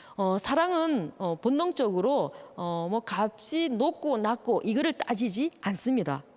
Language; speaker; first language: Korean; native; Korean